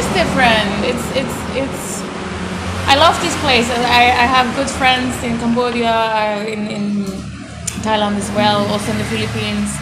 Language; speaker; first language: English; non-native, fluent; Swiss German